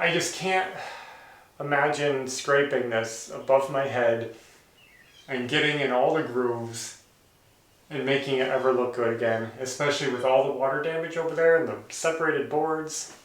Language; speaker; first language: English; native; English